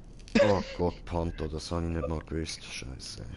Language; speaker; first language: German; native; German